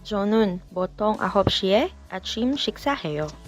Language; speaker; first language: Korean; non-native, learner; English